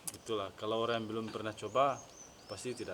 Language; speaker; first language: Indonesian; non-native, local second language; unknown